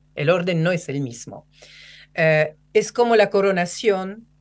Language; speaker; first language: Spanish; non-native, fluent; French